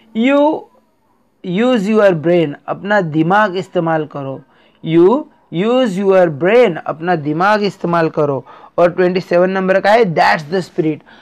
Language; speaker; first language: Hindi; non-native, local second language; Marathi